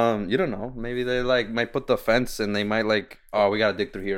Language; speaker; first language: English; early bilingual, other home language; Spanish